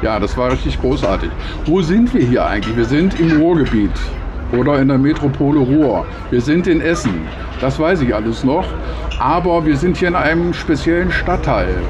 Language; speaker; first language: German; native; German